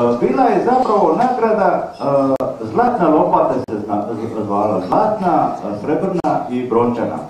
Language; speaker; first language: Serbian; native; Serbian